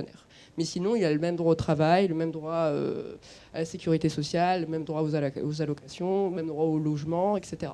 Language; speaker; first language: French; native; French